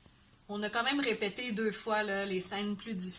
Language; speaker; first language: French; native; French